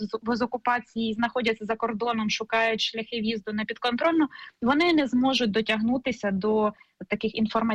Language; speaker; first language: Ukrainian; native; Ukrainian